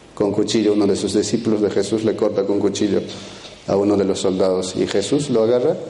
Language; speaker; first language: Spanish; early bilingual, other home language; Quechua